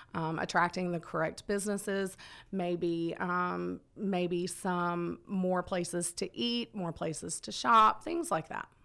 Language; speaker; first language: English; native; English